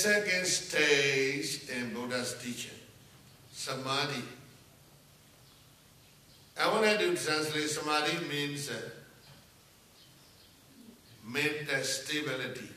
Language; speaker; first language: English; non-native, fluent; Burmese